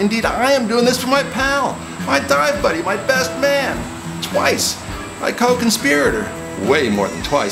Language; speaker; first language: English; native; English